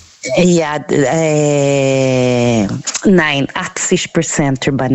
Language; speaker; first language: German; non-native, learner; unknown